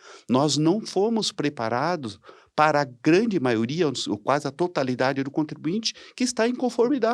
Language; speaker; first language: Portuguese; native; Portuguese